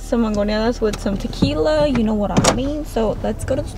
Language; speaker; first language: English; early bilingual, other home language; Spanish